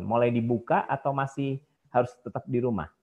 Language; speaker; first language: Indonesian; native; Indonesian